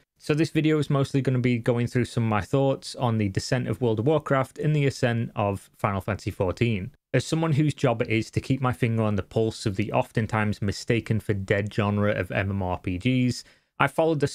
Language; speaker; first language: English; native; English